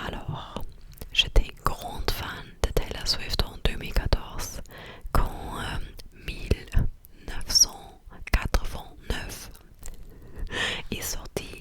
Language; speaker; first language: French; non-native, fluent; English